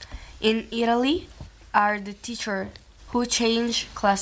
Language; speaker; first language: English; non-native, learner; Italian